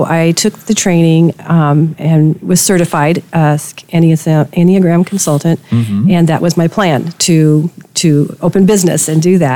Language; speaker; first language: English; native; English